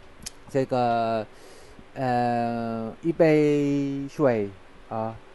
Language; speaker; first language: Chinese; non-native, fluent; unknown